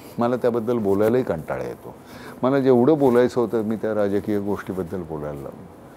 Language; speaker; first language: Marathi; native; Marathi